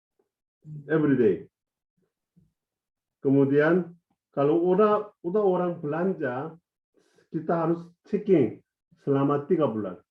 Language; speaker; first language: Indonesian; non-native, fluent; Korean